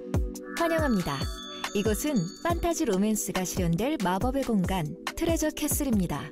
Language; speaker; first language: Korean; native; Korean